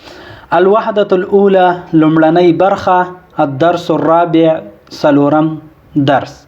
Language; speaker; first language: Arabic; non-native, fluent; Pashto